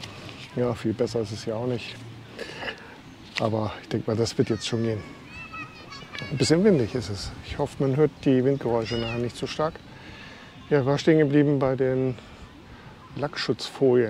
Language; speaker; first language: German; native; German